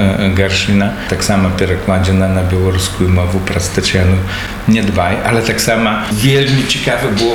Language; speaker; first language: Belarusian; early bilingual, heritage; Belarusian